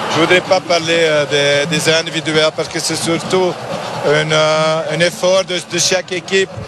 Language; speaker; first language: French; non-native, learner; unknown